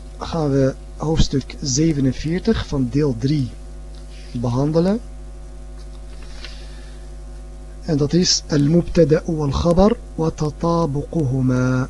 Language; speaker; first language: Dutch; early bilingual, other home language; Arabic